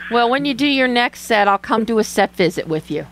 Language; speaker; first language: English; native; English